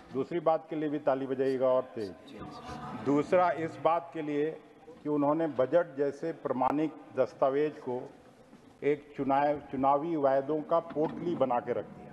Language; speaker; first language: Hindi; native; Hindi